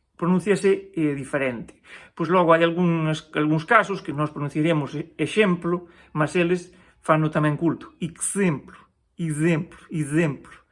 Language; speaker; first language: Galician; native; Galician